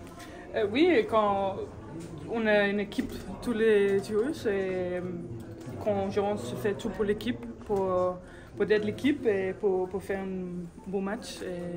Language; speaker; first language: French; non-native, learner; Danish